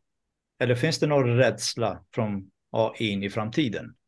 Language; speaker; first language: Swedish; non-native, fluent; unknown